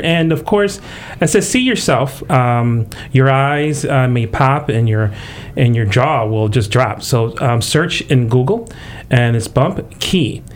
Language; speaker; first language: English; early bilingual, other home language; Spanish